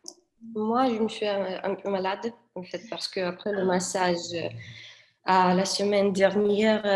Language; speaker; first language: French; non-native, learner; Russian